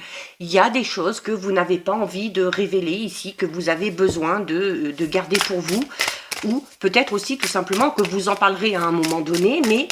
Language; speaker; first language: French; native; French